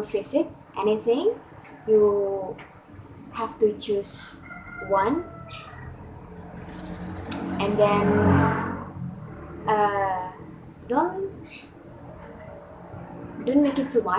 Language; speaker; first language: English; non-native, fluent; Indonesian